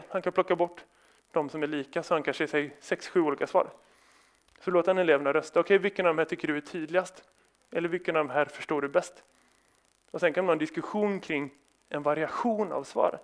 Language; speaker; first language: Swedish; native; Swedish